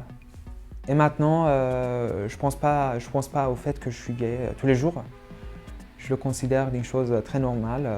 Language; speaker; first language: French; non-native, fluent; Persian